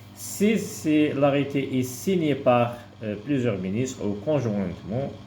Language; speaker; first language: French; non-native, local second language; Arabic